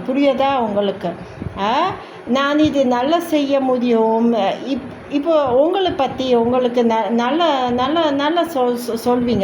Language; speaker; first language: Tamil; non-native, learner; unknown